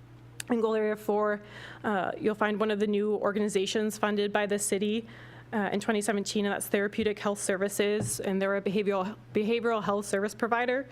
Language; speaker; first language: English; native; English